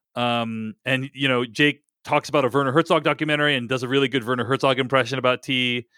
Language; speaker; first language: English; early bilingual, other home language; Chinese